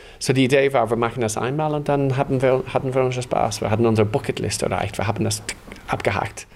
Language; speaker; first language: German; non-native, fluent; English